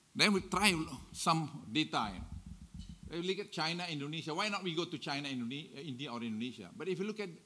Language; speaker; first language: English; non-native, fluent; Indonesian